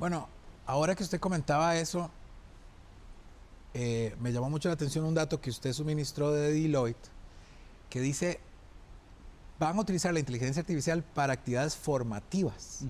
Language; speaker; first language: Spanish; native; Spanish